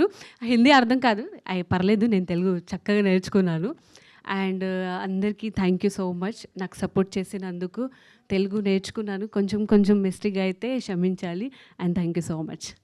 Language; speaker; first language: Telugu; non-native, local second language; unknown